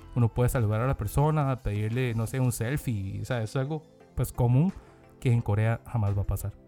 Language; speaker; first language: Spanish; non-native, fluent; Korean